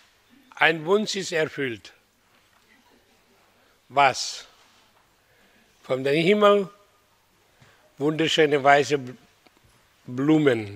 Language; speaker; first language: German; non-native, learner; Hindi